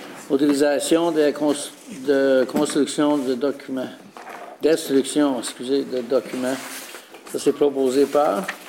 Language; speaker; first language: French; native; French